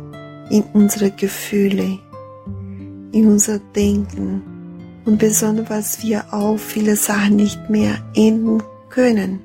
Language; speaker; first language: German; non-native, learner; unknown